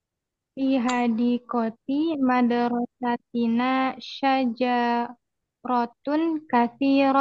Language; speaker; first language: Arabic; non-native, learner; Indonesian